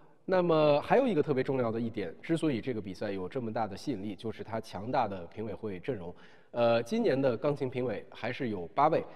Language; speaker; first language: Chinese; native; Chinese